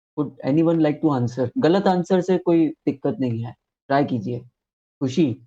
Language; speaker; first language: Hindi; native; Hindi